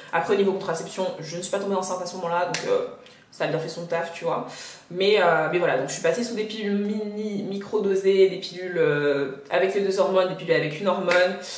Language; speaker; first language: French; native; French